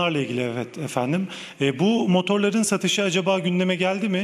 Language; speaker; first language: Turkish; native; Turkish